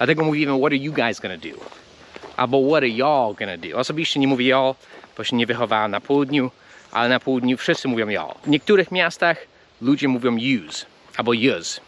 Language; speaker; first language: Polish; non-native, fluent; English